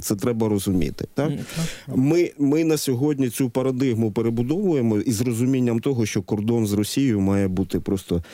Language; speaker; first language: Ukrainian; native; Ukrainian